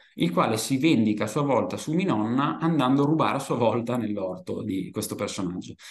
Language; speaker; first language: Italian; native; Italian